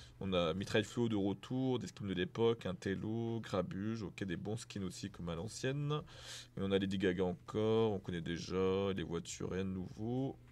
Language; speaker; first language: French; native; French